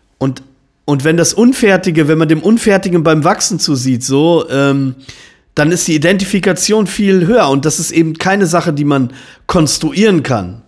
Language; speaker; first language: German; native; German